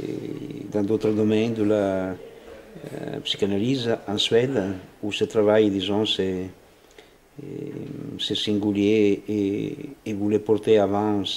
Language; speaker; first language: French; non-native, fluent; Italian